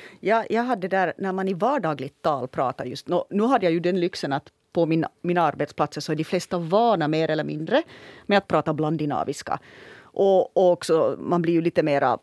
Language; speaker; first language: Swedish; native; Swedish